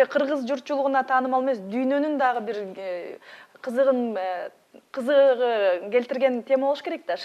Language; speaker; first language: Kyrgyz; native; Kyrgyz